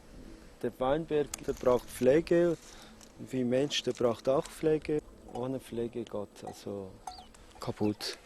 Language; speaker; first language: German; non-native, fluent; Aramaic